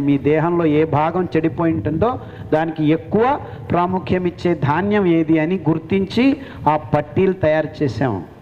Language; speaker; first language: Telugu; native; Telugu